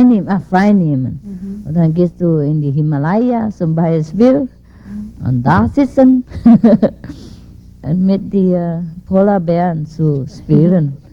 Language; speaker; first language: German; non-native, learner; Vietnamese